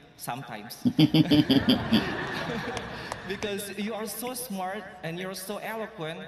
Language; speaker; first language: English; non-native, fluent; Indonesian